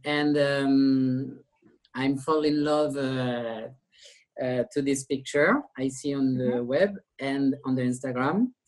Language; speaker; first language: English; non-native, learner; French